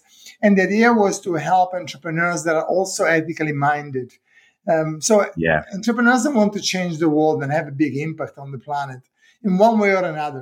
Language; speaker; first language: English; non-native, fluent; Italian